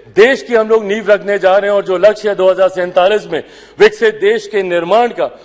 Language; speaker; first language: Hindi; native; Hindi